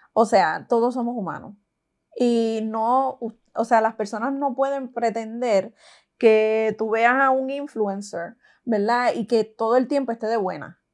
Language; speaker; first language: Spanish; native; Spanish